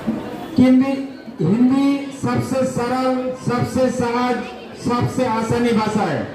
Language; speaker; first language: Hindi; non-native, local second language; Odia